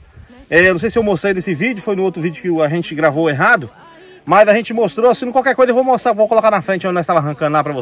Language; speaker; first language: Portuguese; native; Portuguese